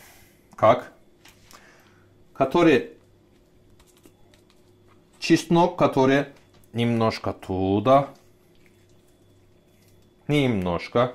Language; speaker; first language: Russian; non-native, learner; Turkish